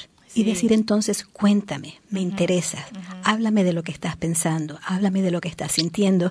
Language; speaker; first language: Spanish; native; Spanish